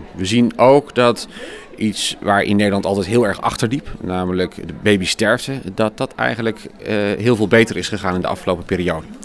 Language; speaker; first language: Dutch; native; Dutch